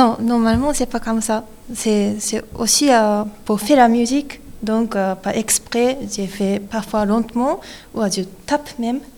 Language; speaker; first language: French; non-native, learner; Japanese